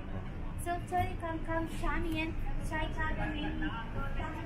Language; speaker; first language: Chinese; non-native, learner; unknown